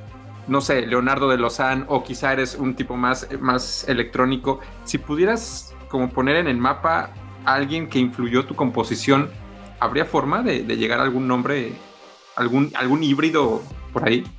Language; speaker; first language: Spanish; native; Spanish